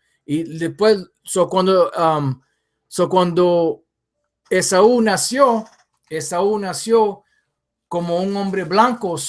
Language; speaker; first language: Spanish; early bilingual, heritage; English